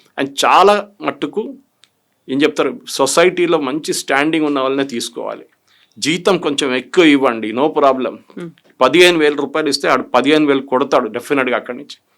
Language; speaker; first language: Telugu; non-native, fluent; Malayalam